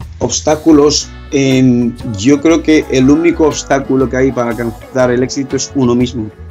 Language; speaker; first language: Spanish; early bilingual, other home language; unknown